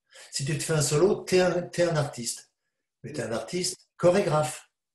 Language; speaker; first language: French; native; French